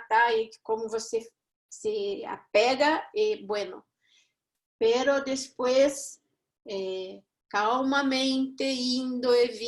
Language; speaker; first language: Spanish; non-native, fluent; Portuguese